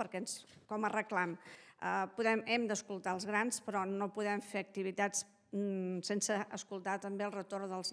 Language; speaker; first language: Catalan; native; Catalan